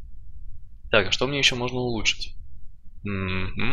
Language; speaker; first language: Russian; native; Russian